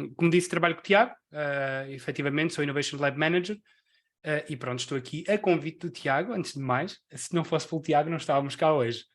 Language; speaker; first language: Portuguese; early bilingual, other home language; Spanish